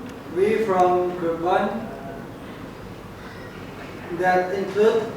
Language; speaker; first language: English; non-native, learner; Indonesian